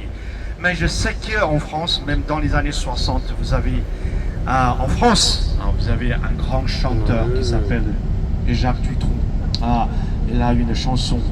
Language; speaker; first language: French; non-native, fluent; Chinese